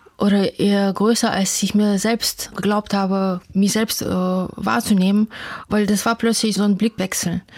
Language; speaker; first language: German; non-native, fluent; Russian